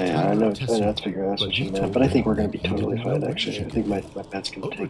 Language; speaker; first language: English; native; English